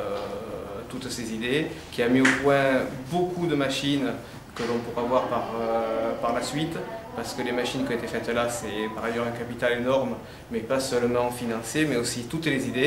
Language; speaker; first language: French; native; French